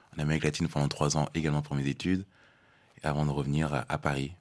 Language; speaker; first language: French; early bilingual, other home language; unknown